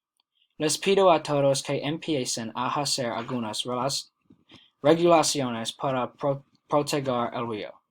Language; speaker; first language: Spanish; non-native, learner; English